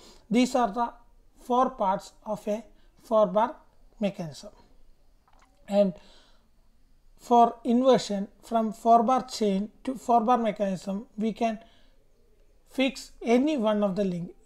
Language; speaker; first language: English; non-native, local second language; Malayalam